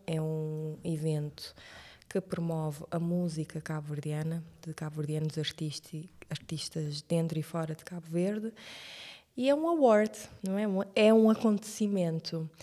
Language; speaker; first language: Portuguese; non-native, local second language; Kabuverdianu